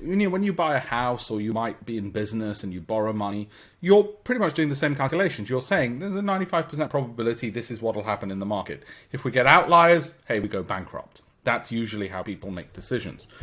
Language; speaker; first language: English; native; English